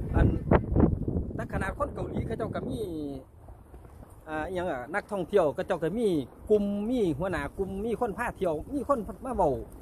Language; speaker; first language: Thai; native; Thai